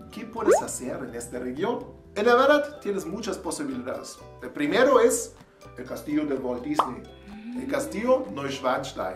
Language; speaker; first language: Spanish; non-native, learner; German